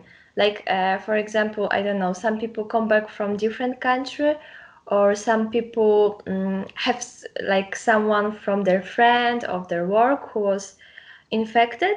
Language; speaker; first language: English; non-native, learner; Polish